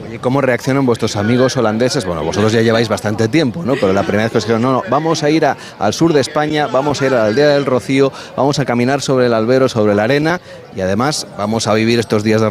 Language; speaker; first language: Spanish; native; Spanish